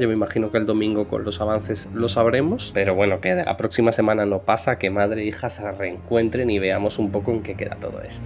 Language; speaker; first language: Spanish; native; Spanish